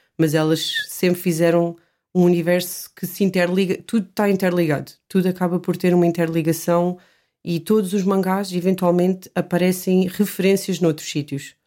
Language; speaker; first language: Portuguese; native; Portuguese